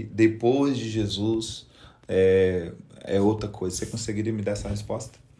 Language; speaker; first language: Portuguese; native; Portuguese